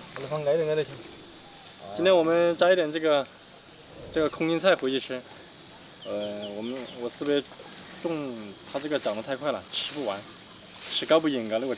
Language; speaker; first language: Chinese; native; Chinese